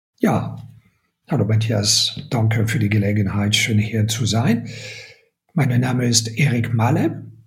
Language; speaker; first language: German; non-native, fluent; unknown